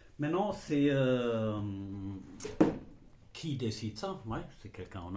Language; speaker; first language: French; non-native, fluent; German